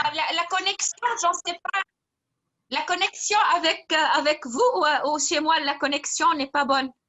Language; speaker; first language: French; non-native, fluent; Arabic